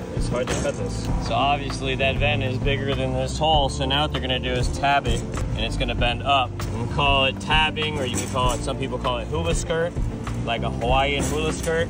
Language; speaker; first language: English; native; English